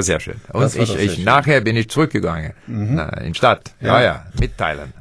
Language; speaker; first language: German; non-native, learner; English